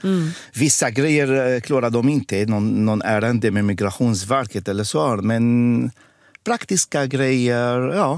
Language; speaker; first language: Swedish; non-native, local second language; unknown